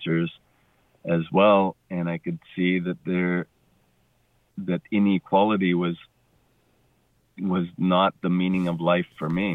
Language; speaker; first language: English; native; English